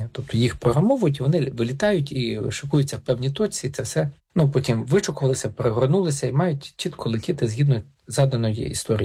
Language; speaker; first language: Ukrainian; native; Ukrainian